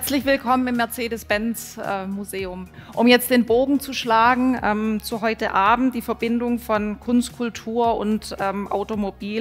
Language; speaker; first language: German; native; German